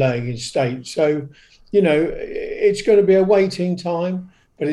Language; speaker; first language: English; native; English